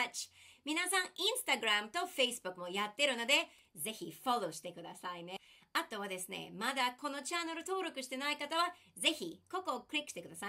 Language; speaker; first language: Japanese; non-native, fluent; English